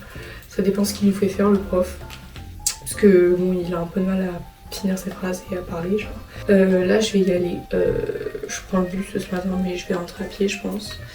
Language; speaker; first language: French; native; French